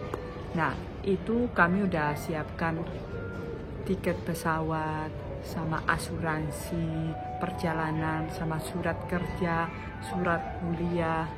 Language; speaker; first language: Indonesian; non-native, fluent; Spanish